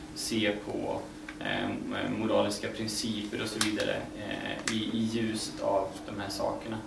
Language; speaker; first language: Swedish; native; Swedish